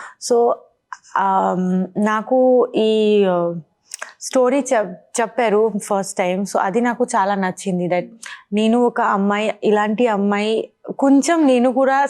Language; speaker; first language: Telugu; non-native, learner; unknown